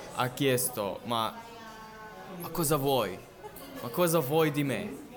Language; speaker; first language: Italian; non-native, fluent; Russian